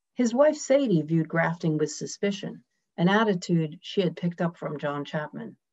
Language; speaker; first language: English; native; English